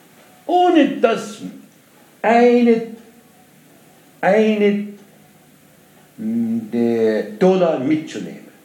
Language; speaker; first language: German; non-native, learner; Persian